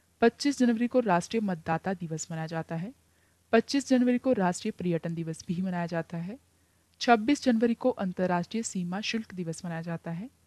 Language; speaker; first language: Hindi; native; Hindi